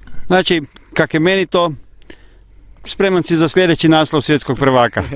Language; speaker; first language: Croatian; native; Croatian